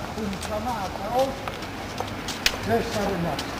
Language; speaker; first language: Hebrew; non-native, fluent; Polish